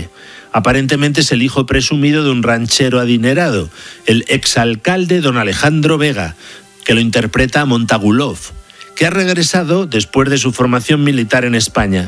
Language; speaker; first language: Spanish; native; Spanish